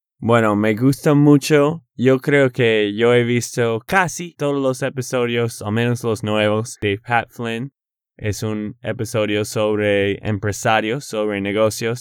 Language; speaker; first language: Spanish; non-native, fluent; English